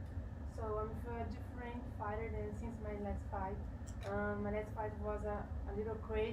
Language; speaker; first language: English; non-native, learner; Portuguese